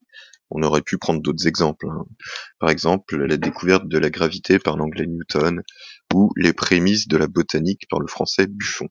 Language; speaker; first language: French; native; French